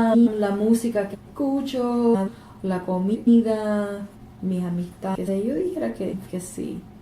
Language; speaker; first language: Spanish; native; Spanish